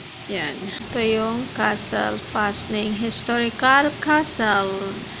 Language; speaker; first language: English; non-native, local second language; Filipino